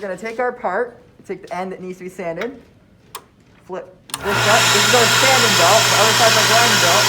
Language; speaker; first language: English; native; English